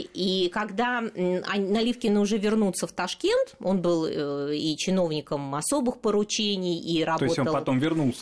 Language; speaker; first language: Russian; native; Russian